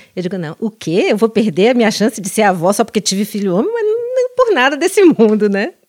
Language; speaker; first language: Portuguese; native; Portuguese